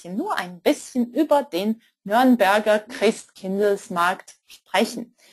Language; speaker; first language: German; non-native, fluent; Polish